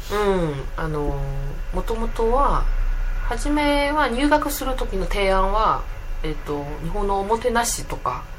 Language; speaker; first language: Japanese; non-native, fluent; Chinese